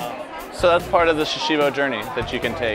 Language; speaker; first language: English; native; English